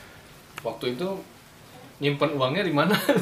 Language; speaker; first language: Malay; non-native, local second language; Sundanese